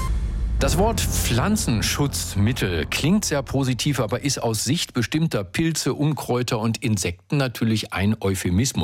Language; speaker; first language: German; native; German